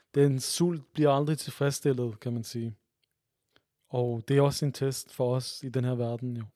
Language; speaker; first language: Danish; early bilingual, other home language; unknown